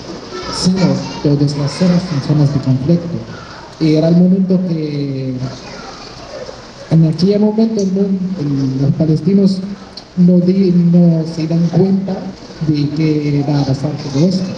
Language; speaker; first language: Spanish; non-native, fluent; Arabic